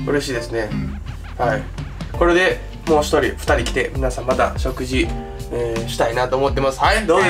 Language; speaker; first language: Japanese; native; Japanese